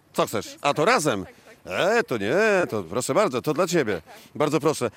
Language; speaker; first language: Polish; native; Polish